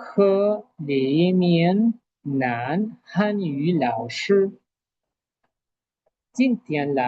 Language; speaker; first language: Chinese; non-native, fluent; Spanish